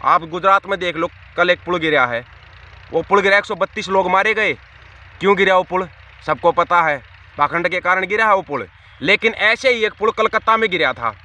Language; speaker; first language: Hindi; non-native, local second language; Punjabi